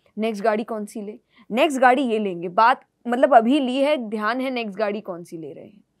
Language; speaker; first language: Hindi; native; Hindi